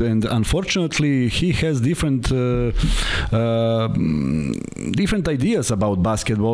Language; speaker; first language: English; non-native, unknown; Serbian